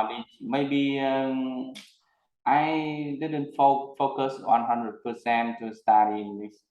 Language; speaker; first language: English; non-native, learner; Vietnamese